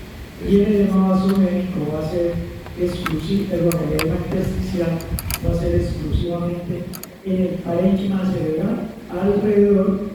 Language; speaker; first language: Spanish; native; Spanish